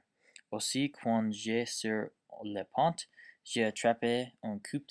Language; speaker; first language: French; non-native, learner; English